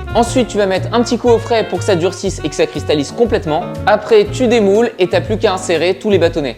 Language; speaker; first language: French; native; French